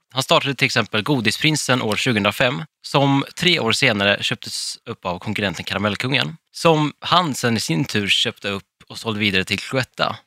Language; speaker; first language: Swedish; native; Swedish